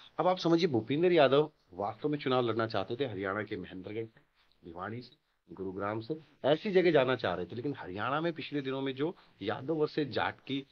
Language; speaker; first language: Hindi; native; Hindi